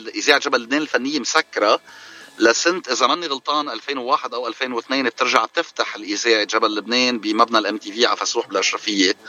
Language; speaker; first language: Arabic; native; Arabic